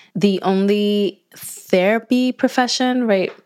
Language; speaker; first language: English; native; English